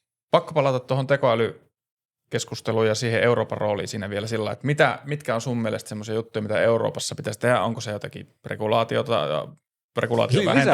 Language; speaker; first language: Finnish; native; Finnish